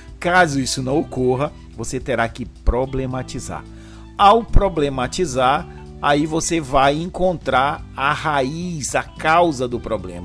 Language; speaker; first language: Portuguese; native; Portuguese